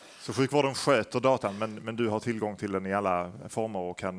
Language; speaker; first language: Swedish; native; Swedish